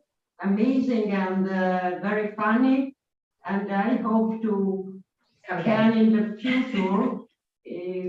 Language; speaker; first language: English; non-native, learner; Italian